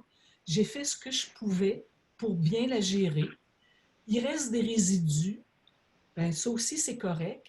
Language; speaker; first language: French; native; French